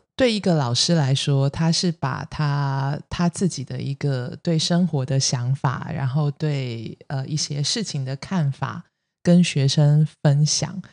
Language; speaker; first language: Chinese; native; Chinese